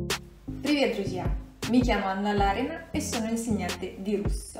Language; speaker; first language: Italian; non-native, fluent; Russian